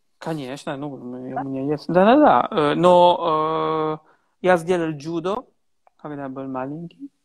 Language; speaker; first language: Russian; non-native, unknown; Italian